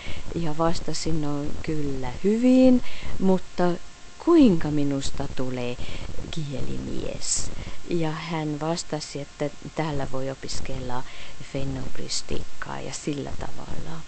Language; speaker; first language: Finnish; non-native, fluent; Hungarian